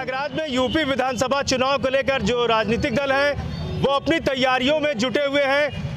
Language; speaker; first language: Hindi; native; Hindi